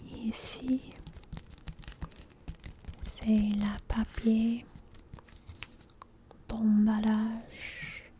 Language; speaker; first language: French; non-native, learner; English